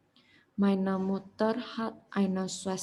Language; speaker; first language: German; non-native, learner; Indonesian